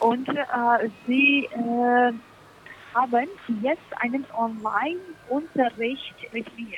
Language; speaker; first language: German; non-native, learner; Spanish